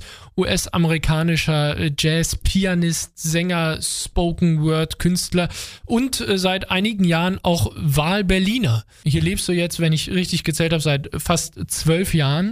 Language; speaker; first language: German; native; German